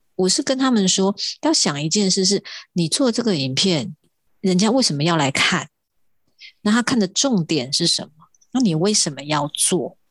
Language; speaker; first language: Chinese; non-native, local second language; Hakka Chinese